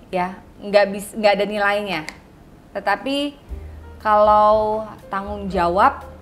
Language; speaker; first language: Indonesian; native; Indonesian